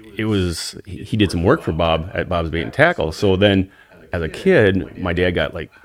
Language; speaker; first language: English; native; English